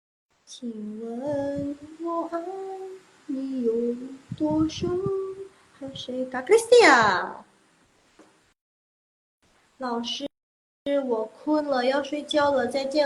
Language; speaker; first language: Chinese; non-native, fluent; Indonesian